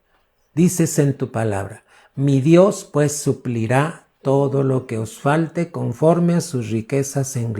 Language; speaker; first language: Spanish; native; Spanish